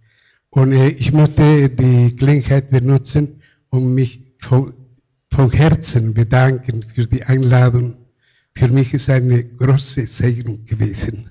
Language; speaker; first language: German; non-native, fluent; Spanish